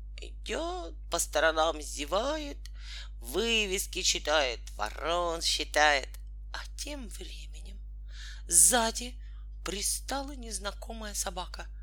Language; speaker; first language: Russian; native; Russian